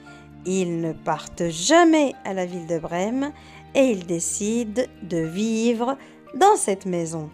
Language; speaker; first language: French; non-native, local second language; Arabic